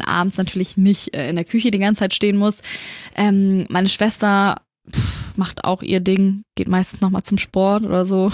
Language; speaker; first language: German; native; German